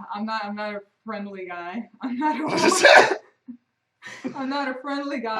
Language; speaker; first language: English; native; English